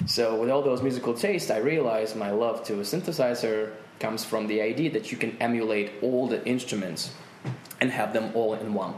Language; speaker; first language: English; non-native, fluent; Russian